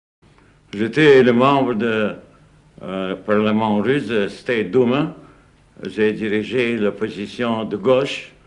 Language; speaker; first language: French; non-native, fluent; Russian